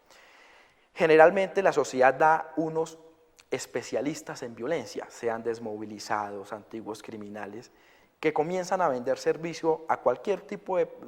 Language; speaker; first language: Spanish; native; Spanish